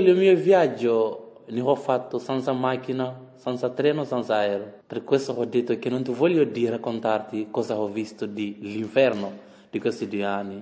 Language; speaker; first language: Italian; non-native, learner; French